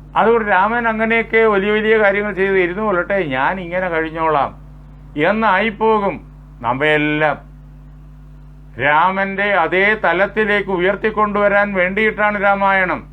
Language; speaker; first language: Malayalam; native; Malayalam